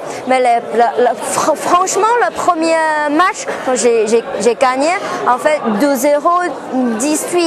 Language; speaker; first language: French; non-native, learner; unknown